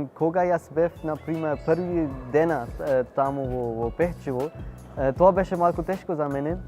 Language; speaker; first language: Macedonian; non-native, learner; Urdu